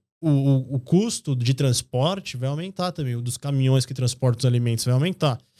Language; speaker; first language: Portuguese; native; Portuguese